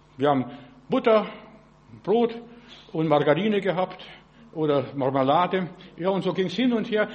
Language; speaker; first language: German; non-native, fluent; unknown